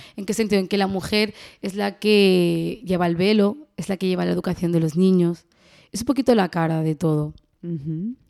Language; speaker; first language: Spanish; early bilingual, other home language; Arabic